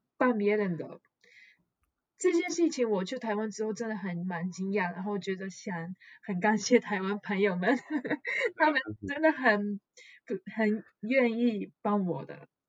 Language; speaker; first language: Chinese; non-native, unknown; Japanese